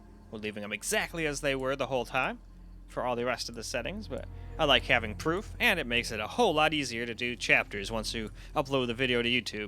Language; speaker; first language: English; native; English